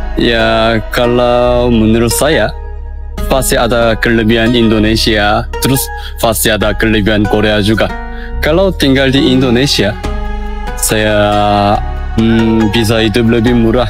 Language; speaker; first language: Indonesian; non-native, fluent; Korean